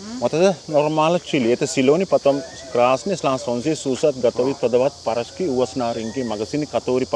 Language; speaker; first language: Russian; non-native, learner; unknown